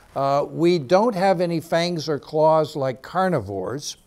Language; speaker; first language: English; native; English